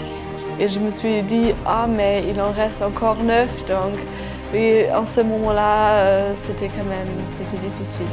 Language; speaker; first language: French; non-native, fluent; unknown